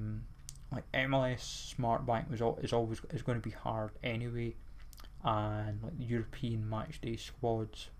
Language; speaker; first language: English; native; English